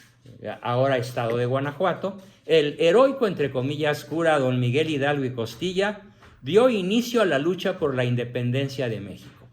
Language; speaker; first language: Spanish; native; Spanish